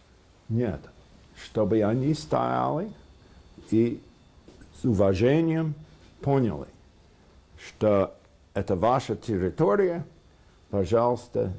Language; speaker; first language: Russian; non-native, fluent; English